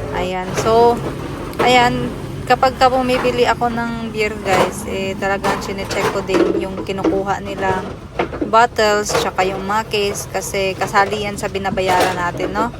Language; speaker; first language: Filipino; non-native, local second language; Cebuano